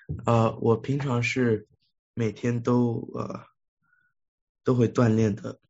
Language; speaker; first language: Chinese; early bilingual, heritage; Chinese